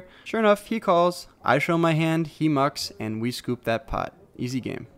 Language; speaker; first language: English; native; English